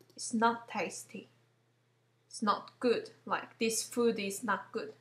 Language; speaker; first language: English; non-native, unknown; Korean